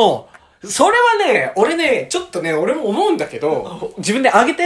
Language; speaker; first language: Japanese; native; Japanese